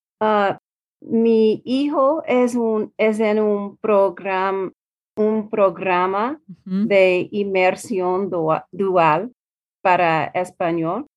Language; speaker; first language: Spanish; non-native, learner; English